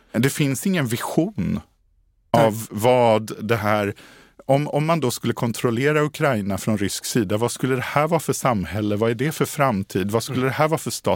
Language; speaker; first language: Swedish; native; Swedish